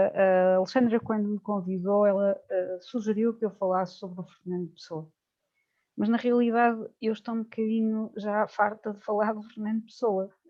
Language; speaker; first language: Portuguese; native; Portuguese